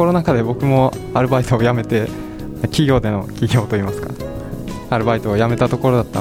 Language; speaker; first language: Japanese; native; Japanese